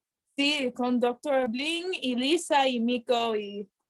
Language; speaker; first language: Spanish; non-native, learner; English